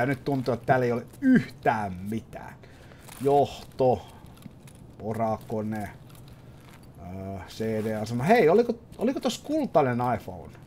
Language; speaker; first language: Finnish; native; Finnish